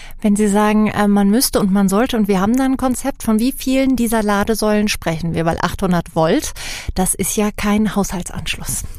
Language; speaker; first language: German; native; German